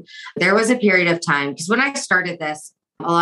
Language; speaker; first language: English; native; English